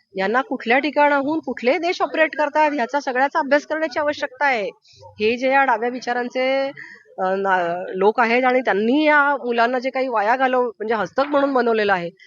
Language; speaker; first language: Marathi; native; Marathi